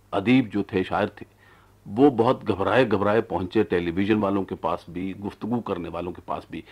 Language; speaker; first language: Urdu; non-native, local second language; Punjabi